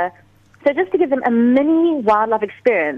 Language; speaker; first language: English; native; English